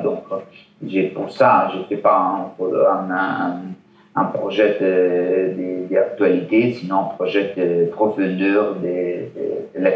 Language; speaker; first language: French; non-native, learner; Italian